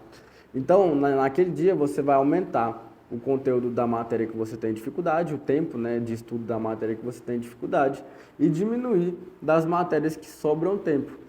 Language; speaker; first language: Portuguese; native; Portuguese